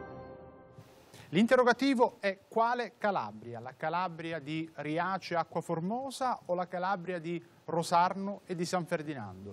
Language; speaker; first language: Italian; native; Italian